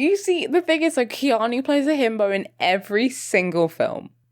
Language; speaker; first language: English; native; English